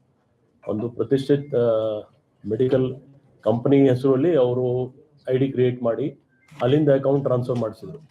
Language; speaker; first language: Kannada; non-native, fluent; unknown